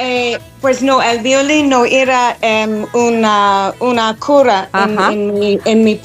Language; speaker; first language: Spanish; non-native, fluent; English